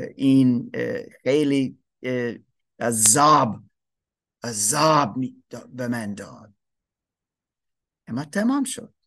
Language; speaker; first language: Persian; non-native, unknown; German